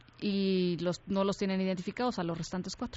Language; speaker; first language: Spanish; native; Spanish